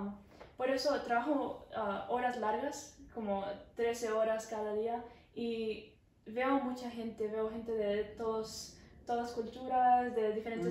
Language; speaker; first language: Spanish; early bilingual, heritage; Spanish